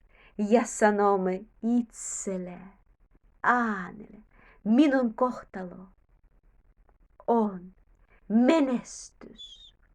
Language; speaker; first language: Finnish; non-native, learner; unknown